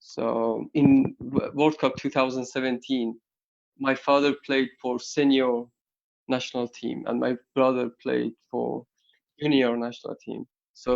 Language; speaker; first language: English; non-native, learner; Persian